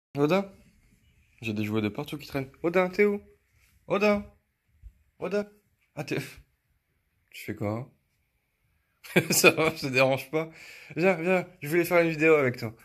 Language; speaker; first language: French; native; French